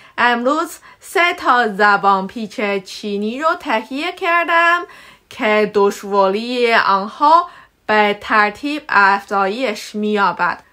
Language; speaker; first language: Persian; non-native, fluent; Chinese